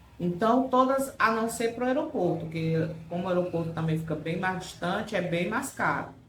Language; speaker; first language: Portuguese; native; Portuguese